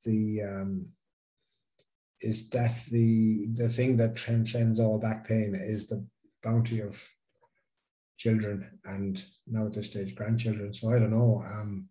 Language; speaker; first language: English; native; English